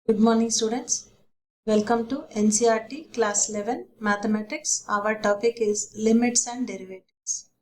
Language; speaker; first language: English; non-native, local second language; Telugu